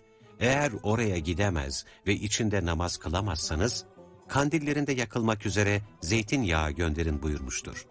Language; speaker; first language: Turkish; native; Turkish